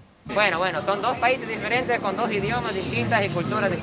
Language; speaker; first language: Spanish; non-native, fluent; Japanese